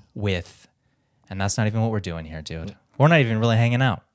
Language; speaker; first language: English; early bilingual, other home language; Filipino